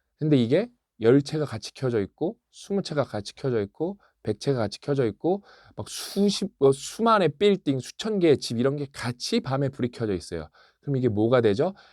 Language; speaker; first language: Korean; native; Korean